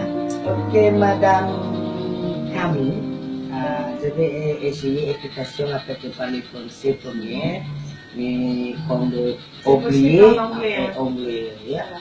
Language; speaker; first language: French; non-native, learner; Indonesian